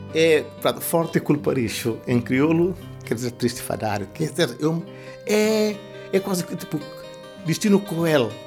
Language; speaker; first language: Portuguese; non-native, local second language; Kabuverdianu